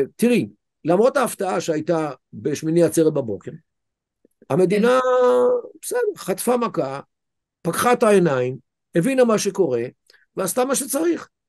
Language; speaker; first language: Hebrew; native; Hebrew